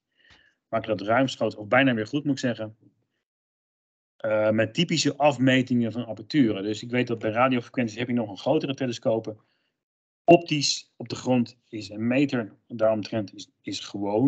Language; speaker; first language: Dutch; native; Dutch